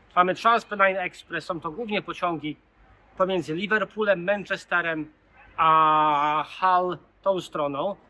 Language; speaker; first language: Polish; native; Polish